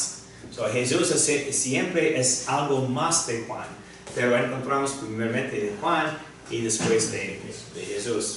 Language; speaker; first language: Spanish; non-native, fluent; English